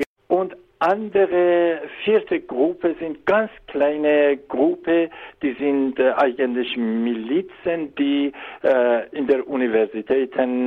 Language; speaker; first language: German; non-native, learner; Persian